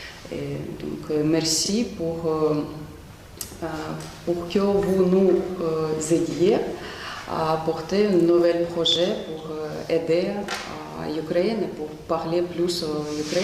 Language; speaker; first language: French; non-native, fluent; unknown